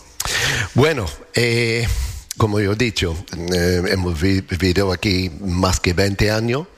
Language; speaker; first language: Spanish; non-native, learner; English